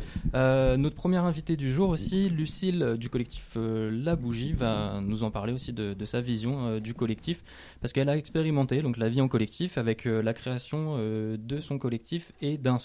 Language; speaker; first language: French; native; French